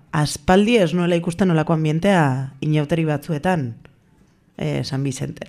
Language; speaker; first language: Basque; non-native, local second language; Spanish